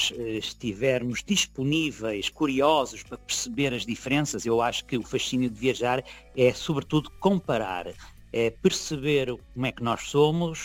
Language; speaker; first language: Portuguese; native; Portuguese